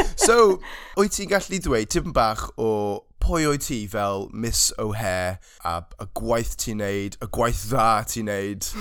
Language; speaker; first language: Welsh; non-native, local second language; English